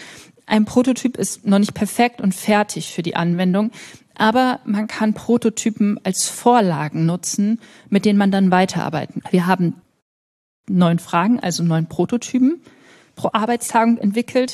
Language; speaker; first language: German; native; German